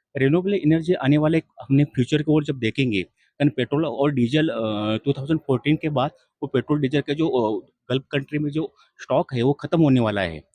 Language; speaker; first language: Hindi; non-native, local second language; Marathi